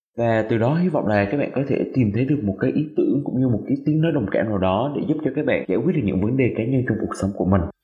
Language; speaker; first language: Vietnamese; native; Vietnamese